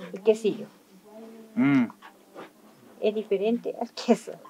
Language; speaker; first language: Spanish; native; Spanish